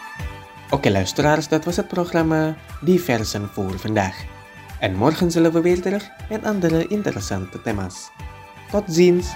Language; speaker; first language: Dutch; non-native, fluent; Indonesian